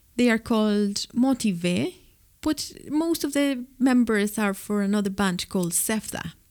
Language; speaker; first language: English; non-native, fluent; Spanish